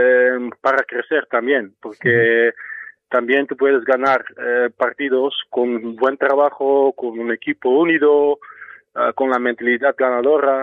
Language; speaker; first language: Spanish; non-native, learner; Dutch